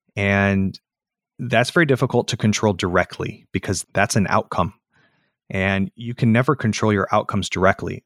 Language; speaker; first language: English; native; English